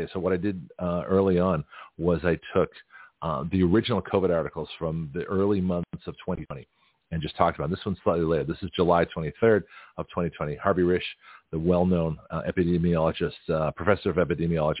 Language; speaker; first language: English; native; English